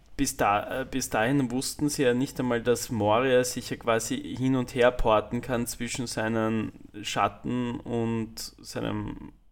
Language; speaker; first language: German; native; German